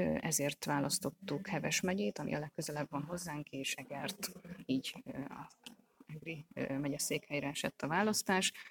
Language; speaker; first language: Hungarian; native; Hungarian